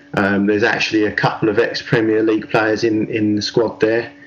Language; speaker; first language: English; native; English